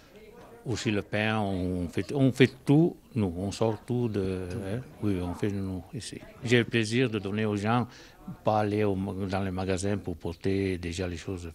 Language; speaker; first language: French; non-native, local second language; Italian